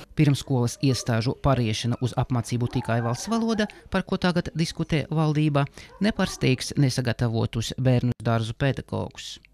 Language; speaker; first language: Latvian; non-native, local second language; Russian